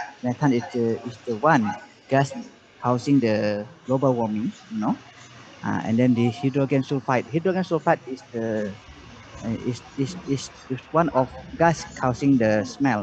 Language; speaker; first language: English; non-native, learner; Indonesian